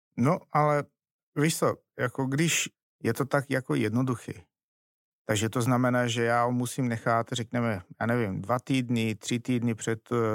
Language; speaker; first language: Czech; non-native, fluent; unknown